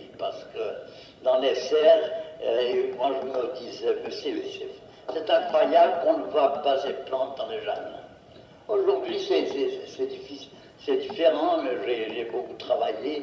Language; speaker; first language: French; non-native, fluent; Portuguese